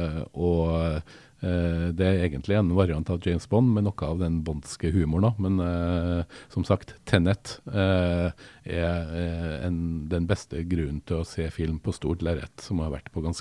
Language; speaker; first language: Norwegian; native; Norwegian